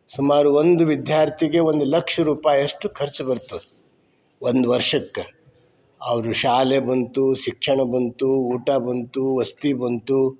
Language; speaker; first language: Kannada; native; Kannada